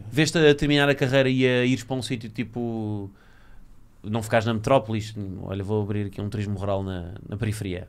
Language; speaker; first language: Portuguese; native; Portuguese